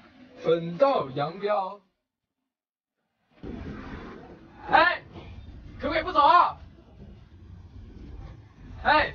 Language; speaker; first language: Chinese; native; Chinese